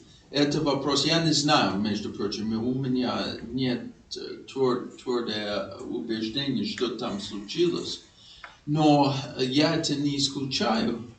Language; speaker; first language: Russian; non-native, fluent; English